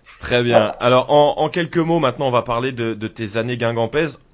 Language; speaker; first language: French; native; French